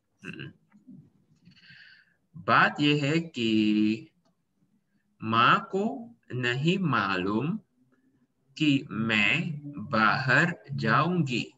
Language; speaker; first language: Hindi; non-native, fluent; Indonesian